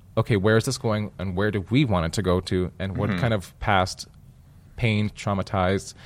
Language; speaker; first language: English; native; English